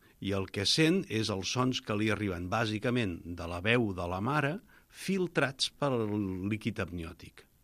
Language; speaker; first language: Catalan; native; Catalan